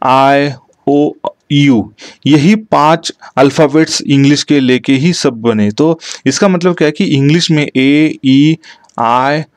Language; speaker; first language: Hindi; non-native, local second language; Marathi